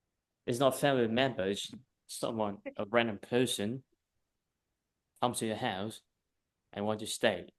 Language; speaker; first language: English; non-native, fluent; Vietnamese